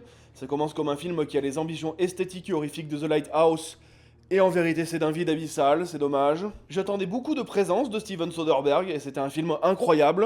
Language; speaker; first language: French; native; French